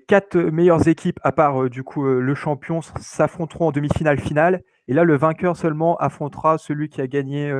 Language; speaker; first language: French; native; French